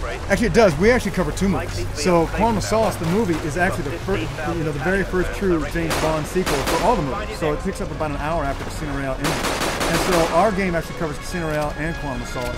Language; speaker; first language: English; native; English